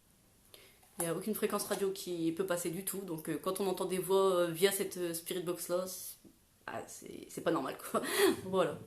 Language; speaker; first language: French; native; French